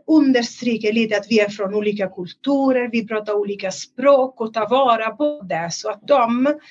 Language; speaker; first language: Swedish; non-native, fluent; Italian